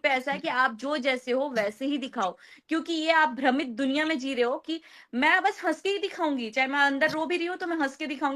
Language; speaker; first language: Hindi; native; Hindi